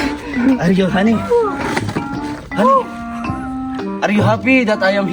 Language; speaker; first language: English; non-native, local second language; Filipino